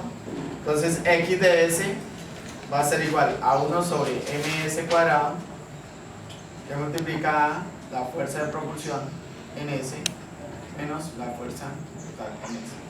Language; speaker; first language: Spanish; native; Spanish